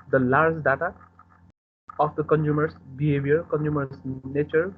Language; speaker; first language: English; non-native, local second language; Nepali